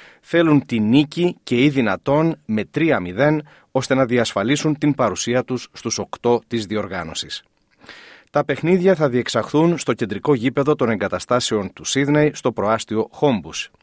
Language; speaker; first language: Greek; native; Greek